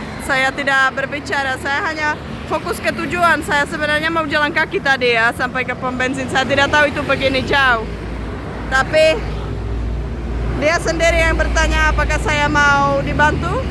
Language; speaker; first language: Indonesian; non-native, fluent; Czech